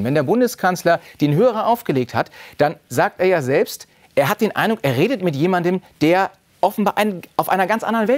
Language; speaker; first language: German; native; German